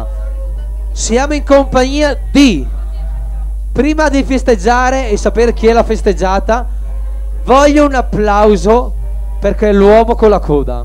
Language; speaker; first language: Italian; native; Italian